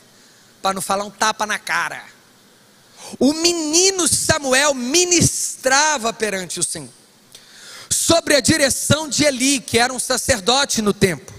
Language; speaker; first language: Portuguese; native; Portuguese